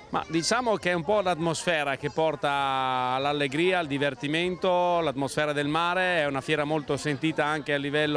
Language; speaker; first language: Italian; native; Italian